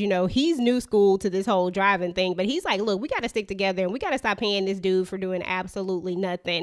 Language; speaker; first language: English; native; English